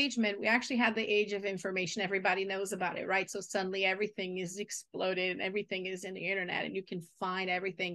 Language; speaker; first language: English; non-native, fluent; Portuguese